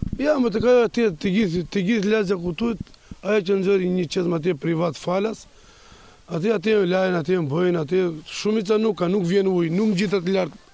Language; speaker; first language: Albanian; non-native, local second language; Romany